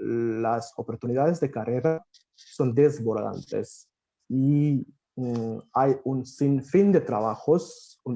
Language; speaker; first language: Spanish; non-native, fluent; Bangla